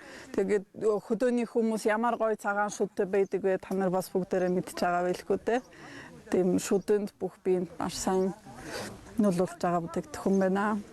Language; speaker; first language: Mongolian; non-native, fluent; Polish